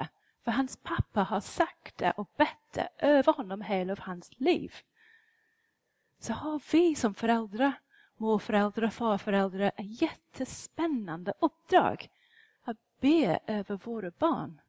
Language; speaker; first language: Swedish; non-native, fluent; English